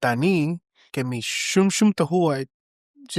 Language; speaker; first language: Albanian; non-native, learner; Spanish